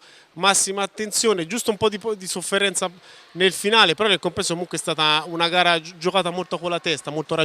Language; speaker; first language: Italian; native; Italian